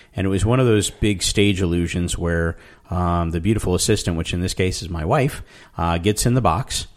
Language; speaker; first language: English; native; English